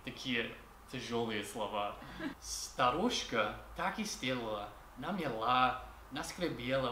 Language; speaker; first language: Russian; non-native, learner; English